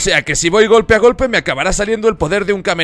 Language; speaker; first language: Spanish; native; Spanish